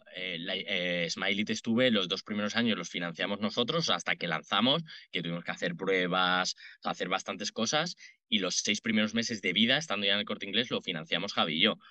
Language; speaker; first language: Spanish; native; Spanish